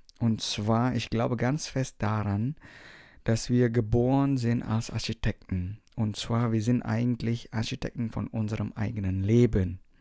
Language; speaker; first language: German; non-native, fluent; Indonesian